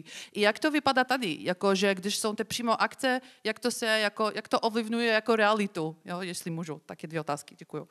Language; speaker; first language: Czech; non-native, fluent; Polish